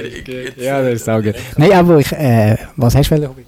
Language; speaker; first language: German; native; German